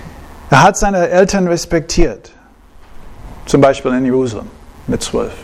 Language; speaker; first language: German; non-native, fluent; English